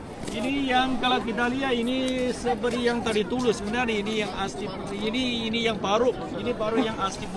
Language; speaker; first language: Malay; non-native, fluent; Chinese